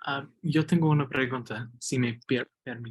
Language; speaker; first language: Spanish; non-native, learner; English